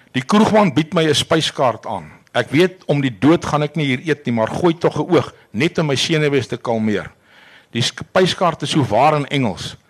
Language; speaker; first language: Afrikaans; native; Afrikaans